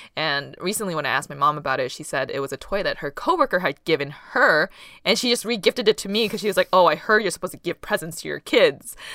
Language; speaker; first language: English; early bilingual, other home language; Cantonese